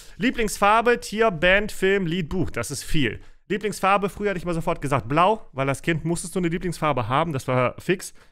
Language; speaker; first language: German; early bilingual, other home language; Russian